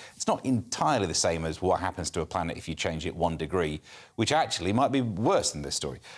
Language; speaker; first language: English; native; English